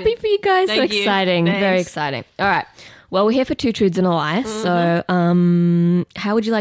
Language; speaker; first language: English; native; English